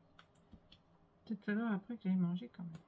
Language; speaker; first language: French; native; French